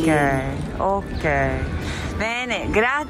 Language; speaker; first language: Italian; non-native, fluent; Japanese